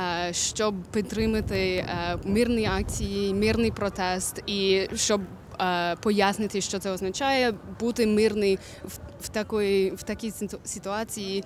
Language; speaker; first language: Ukrainian; non-native, learner; English